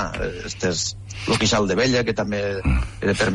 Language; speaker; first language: Catalan; native; Catalan